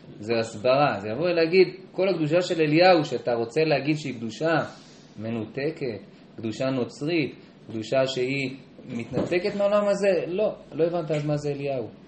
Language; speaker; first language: Hebrew; native; Hebrew